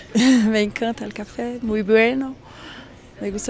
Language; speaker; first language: Spanish; non-native, learner; Portuguese